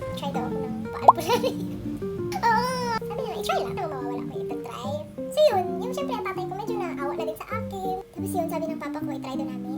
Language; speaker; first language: Filipino; non-native, local second language; Hiligaynon